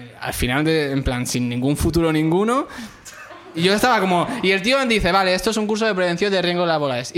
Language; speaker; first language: Spanish; early bilingual, other home language; Arabic